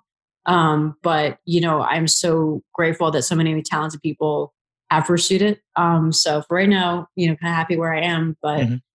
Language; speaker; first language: English; native; English